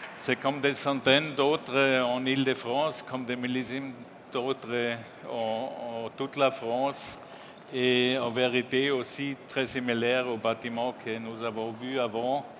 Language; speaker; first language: French; non-native, learner; German